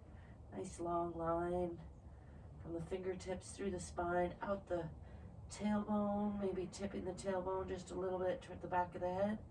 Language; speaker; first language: English; native; English